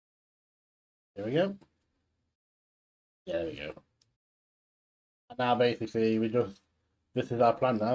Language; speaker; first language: English; native; English